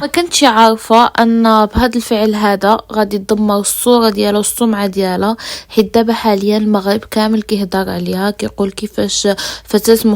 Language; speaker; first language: Arabic; native; Arabic